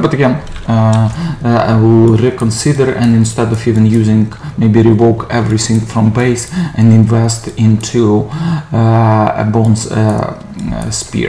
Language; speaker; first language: English; non-native, fluent; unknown